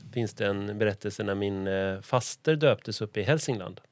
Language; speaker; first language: Swedish; native; Swedish